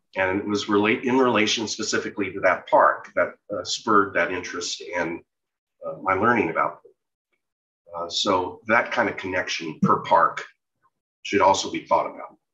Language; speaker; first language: English; native; English